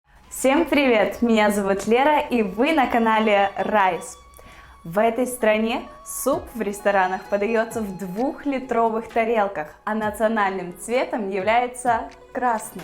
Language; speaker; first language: Russian; native; Russian